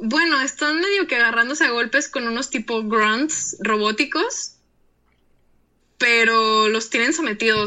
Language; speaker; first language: Spanish; native; Spanish